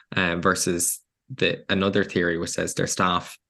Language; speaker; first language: English; native; English